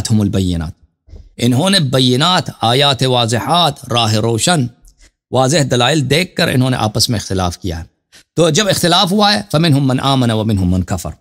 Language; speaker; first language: Urdu; non-native, fluent; Persian